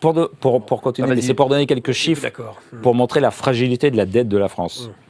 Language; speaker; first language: French; native; French